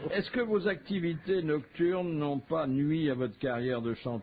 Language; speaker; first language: French; native; French